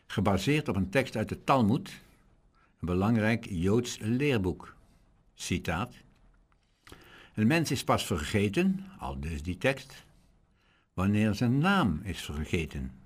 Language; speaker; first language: Dutch; native; Dutch